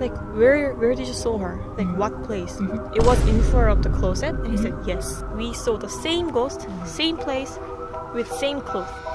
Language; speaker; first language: English; non-native, local second language; Korean